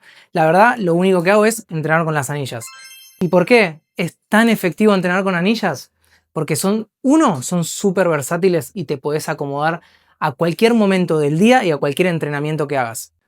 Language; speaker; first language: Spanish; native; Spanish